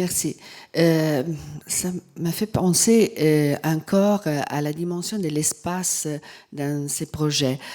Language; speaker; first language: French; non-native, fluent; Italian